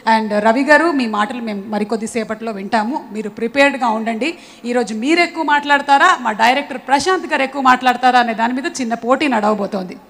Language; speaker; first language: Telugu; native; Telugu